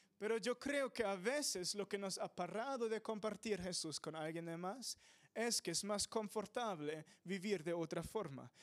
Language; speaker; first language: Spanish; non-native, fluent; English